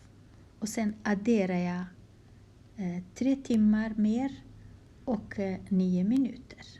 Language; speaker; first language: Swedish; non-native, fluent; Kurdish